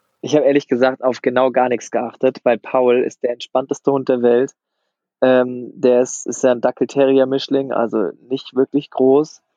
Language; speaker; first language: German; native; German